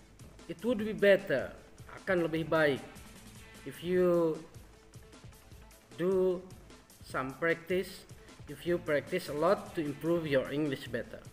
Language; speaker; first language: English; non-native, fluent; Indonesian